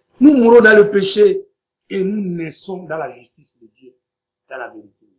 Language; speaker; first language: French; non-native, local second language; Lingala